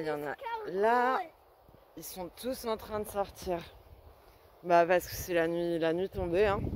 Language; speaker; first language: French; native; French